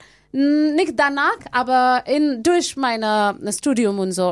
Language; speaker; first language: German; non-native, learner; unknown